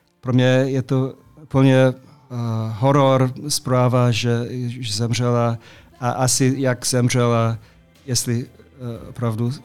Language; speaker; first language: Czech; non-native, fluent; English